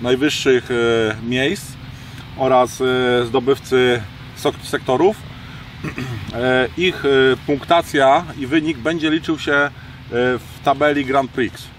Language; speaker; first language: Polish; native; Polish